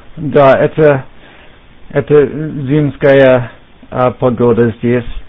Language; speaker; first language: Russian; non-native, learner; English